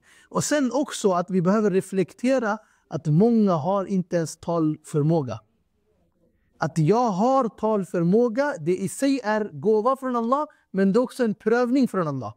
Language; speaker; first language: Swedish; non-native, fluent; Urdu